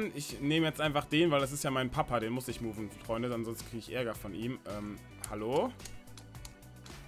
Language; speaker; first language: German; native; German